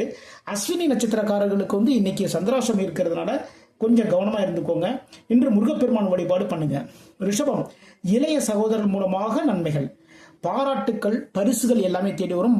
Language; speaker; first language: Tamil; native; Tamil